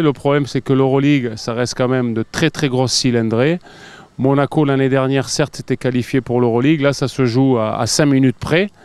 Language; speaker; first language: French; native; French